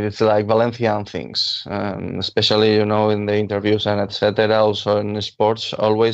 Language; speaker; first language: English; non-native, fluent; Catalan